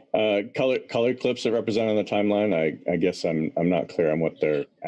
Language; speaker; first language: English; native; English